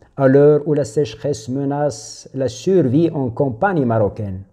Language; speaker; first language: French; non-native, local second language; Arabic